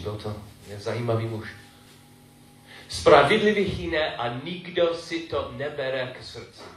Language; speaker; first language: Czech; non-native, fluent; English